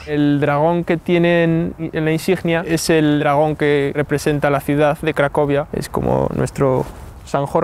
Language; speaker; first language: Spanish; native; Spanish